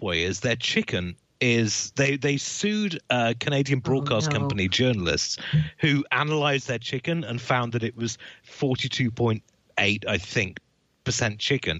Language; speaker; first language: English; native; English